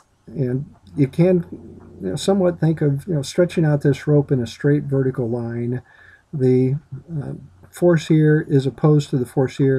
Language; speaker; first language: English; native; English